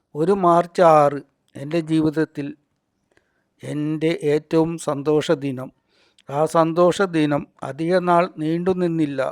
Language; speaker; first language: Malayalam; native; Malayalam